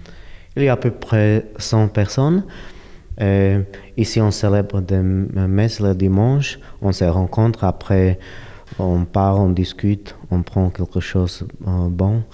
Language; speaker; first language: French; non-native, fluent; Slovak